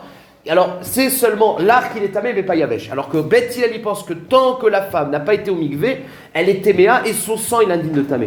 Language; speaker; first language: French; native; French